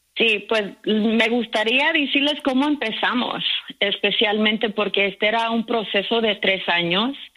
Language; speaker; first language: Spanish; early bilingual, heritage; Spanish